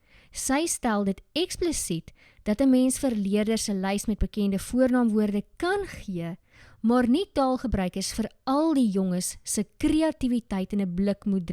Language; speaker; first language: Afrikaans; native; Afrikaans